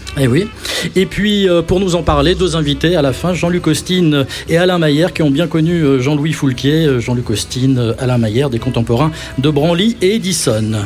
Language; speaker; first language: French; native; French